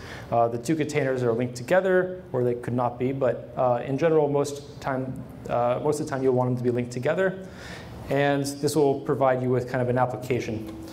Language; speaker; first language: English; native; English